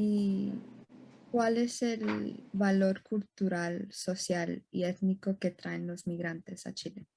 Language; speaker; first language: Spanish; early bilingual, heritage; Spanish